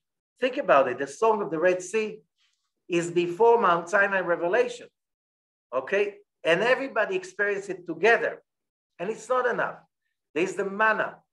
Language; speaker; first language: English; non-native, fluent; Hebrew